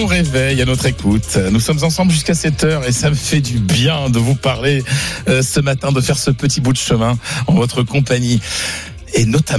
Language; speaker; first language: French; native; French